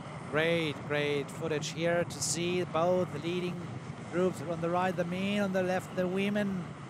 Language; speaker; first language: English; non-native, fluent; German